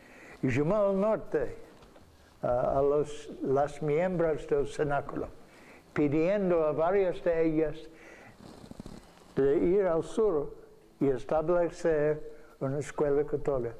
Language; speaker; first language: Spanish; non-native, fluent; English